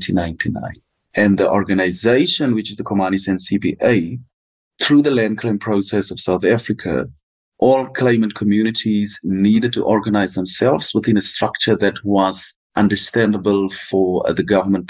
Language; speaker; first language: English; non-native, local second language; Afrikaans